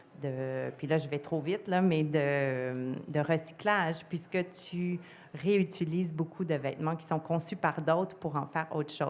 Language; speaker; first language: French; native; French